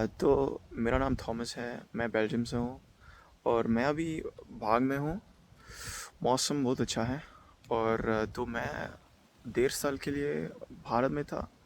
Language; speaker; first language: Hindi; non-native, learner; Dutch